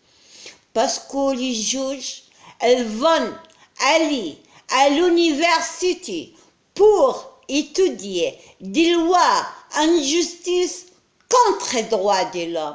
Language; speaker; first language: French; non-native, learner; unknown